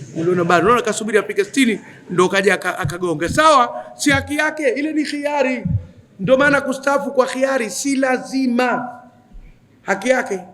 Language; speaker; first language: Swahili; native; Swahili